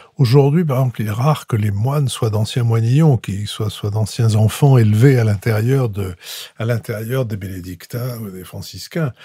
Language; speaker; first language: French; native; French